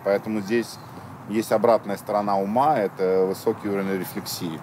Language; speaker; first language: Russian; native; Russian